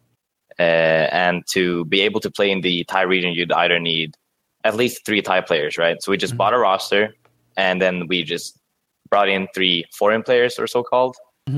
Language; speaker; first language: English; non-native, fluent; Swedish